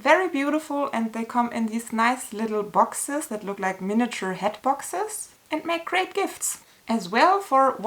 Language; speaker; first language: English; non-native, fluent; German